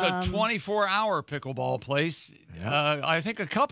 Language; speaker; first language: English; native; English